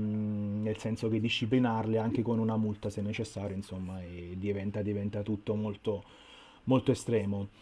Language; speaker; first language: Italian; native; Italian